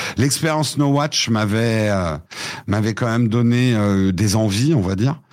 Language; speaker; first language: French; early bilingual, other home language; English